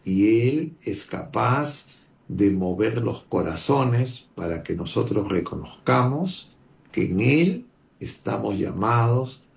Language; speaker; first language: Spanish; native; Spanish